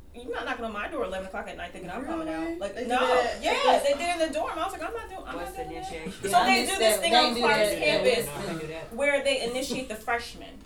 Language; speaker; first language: English; native; English